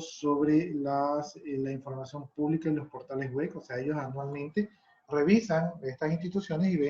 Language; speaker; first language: Spanish; native; Spanish